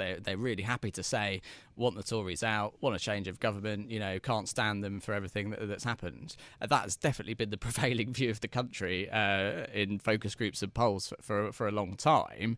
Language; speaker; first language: English; native; English